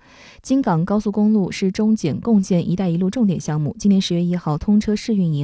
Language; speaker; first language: Chinese; native; Chinese